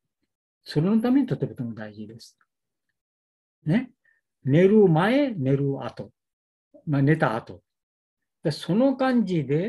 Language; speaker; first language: Japanese; non-native, learner; Bangla